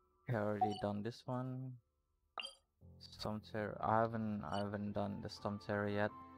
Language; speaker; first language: English; non-native, local second language; Malay